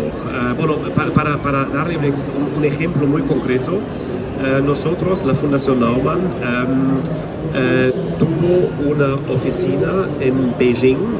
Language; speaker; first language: Spanish; non-native, fluent; German